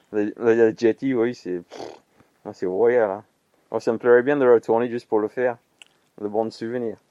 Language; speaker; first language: French; non-native, fluent; English